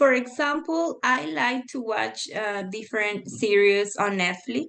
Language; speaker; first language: English; non-native, fluent; Spanish